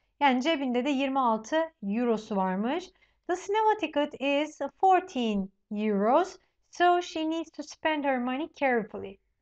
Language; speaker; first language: English; non-native, fluent; Turkish